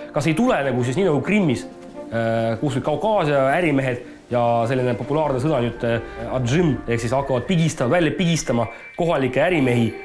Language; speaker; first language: Estonian; non-native, local second language; Russian